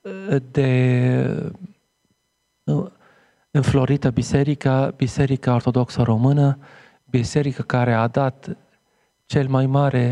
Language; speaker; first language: Romanian; non-native, fluent; Arabic